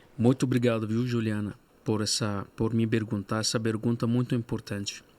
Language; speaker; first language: Portuguese; non-native, fluent; Arabic